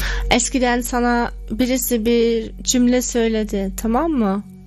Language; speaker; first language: Turkish; non-native, learner; German